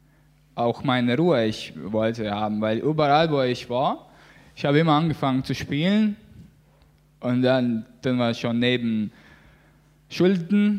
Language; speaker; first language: German; non-native, learner; Latvian